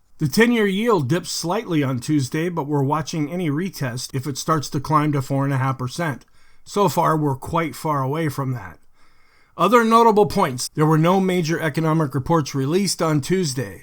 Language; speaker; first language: English; native; English